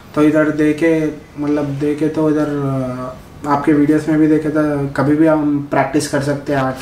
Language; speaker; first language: Hindi; non-native, local second language; Urdu